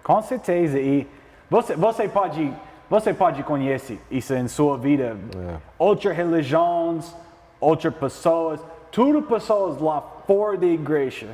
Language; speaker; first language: Portuguese; non-native, learner; English